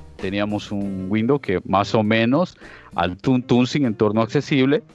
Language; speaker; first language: Spanish; native; Spanish